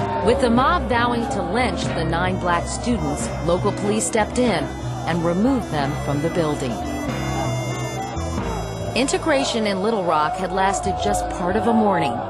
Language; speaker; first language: English; native; English